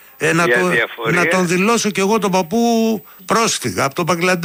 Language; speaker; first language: Greek; native; Greek